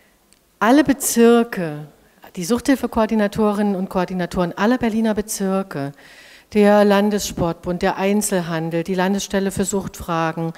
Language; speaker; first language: German; native; German